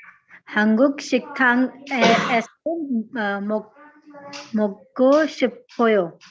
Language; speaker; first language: Korean; non-native, learner; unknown